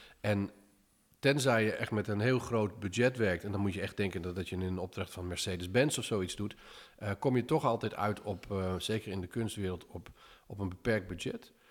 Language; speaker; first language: Dutch; early bilingual, other home language; English